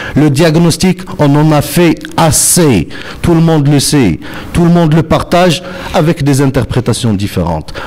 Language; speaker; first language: French; non-native, local second language; Arabic